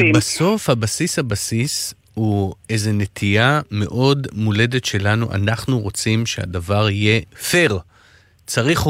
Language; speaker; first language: Hebrew; native; Hebrew